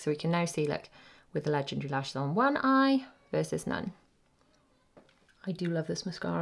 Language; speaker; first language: English; native; English